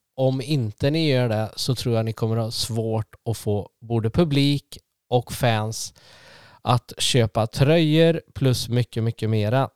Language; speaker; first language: Swedish; native; Swedish